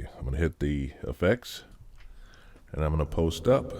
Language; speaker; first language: English; native; English